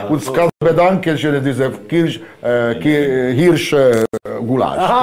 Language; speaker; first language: German; non-native, learner; Hungarian